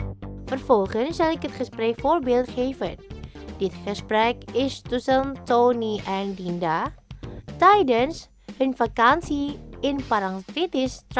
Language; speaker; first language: Dutch; non-native, fluent; Indonesian